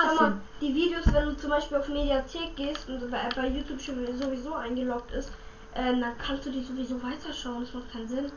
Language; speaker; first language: German; native; German